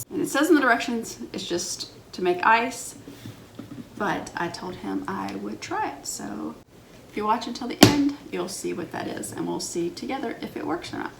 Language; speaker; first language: English; native; English